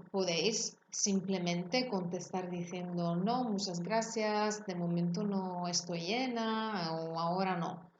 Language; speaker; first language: Spanish; non-native, fluent; Italian